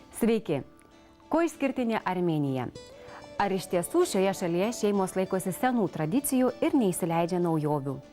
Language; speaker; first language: Lithuanian; native; Lithuanian